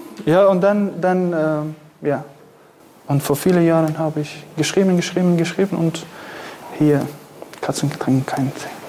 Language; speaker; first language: German; non-native, fluent; Kurdish